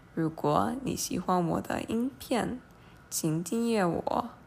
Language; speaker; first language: Chinese; non-native, fluent; English